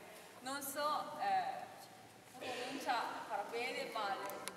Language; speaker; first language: Italian; non-native, learner; Korean